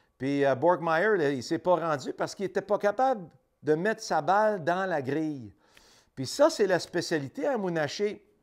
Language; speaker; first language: French; native; French